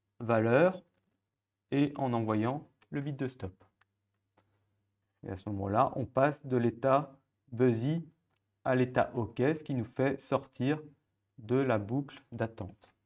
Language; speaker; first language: French; native; French